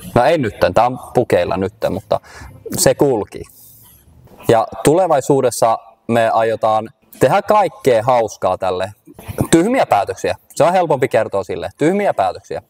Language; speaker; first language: Finnish; early bilingual, heritage; Finnish